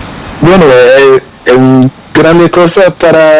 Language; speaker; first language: Spanish; non-native, learner; Portuguese